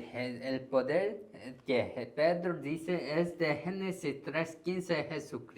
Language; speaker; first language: Spanish; non-native, learner; Korean